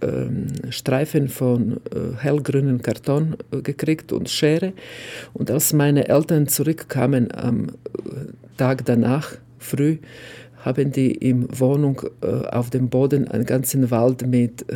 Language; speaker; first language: German; non-native, fluent; Croatian